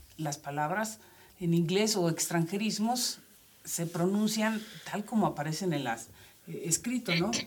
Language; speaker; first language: Spanish; native; Spanish